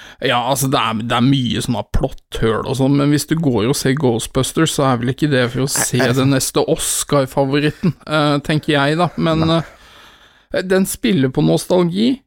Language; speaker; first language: Norwegian; native; Norwegian